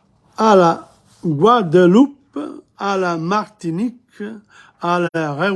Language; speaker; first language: French; non-native, fluent; English